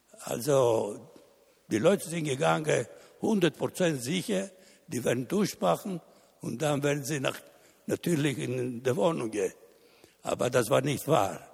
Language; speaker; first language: German; non-native, learner; Italian